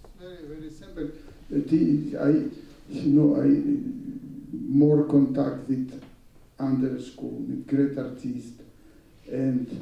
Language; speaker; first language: English; non-native, learner; Russian